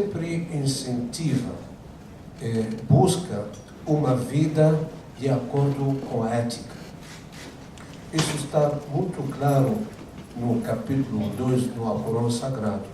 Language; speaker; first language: Portuguese; non-native, fluent; Arabic